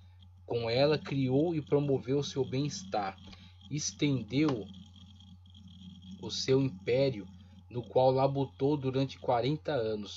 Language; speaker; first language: Portuguese; native; Portuguese